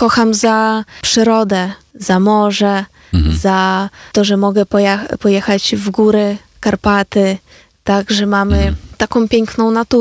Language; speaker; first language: Polish; non-native, fluent; Ukrainian